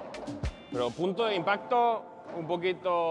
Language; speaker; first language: Spanish; non-native, learner; Finnish